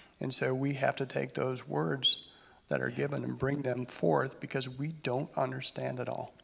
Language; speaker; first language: English; native; English